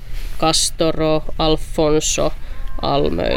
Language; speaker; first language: Swedish; non-native, local second language; Finnish